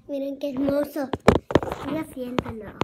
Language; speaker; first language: Spanish; early bilingual, heritage; English